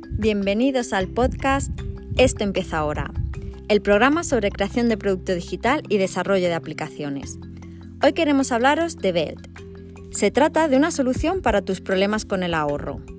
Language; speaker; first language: Spanish; native; Spanish